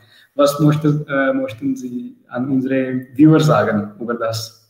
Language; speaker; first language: German; non-native, learner; Urdu